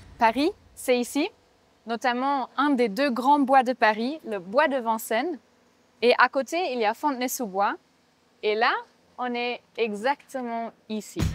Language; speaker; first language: French; non-native, fluent; German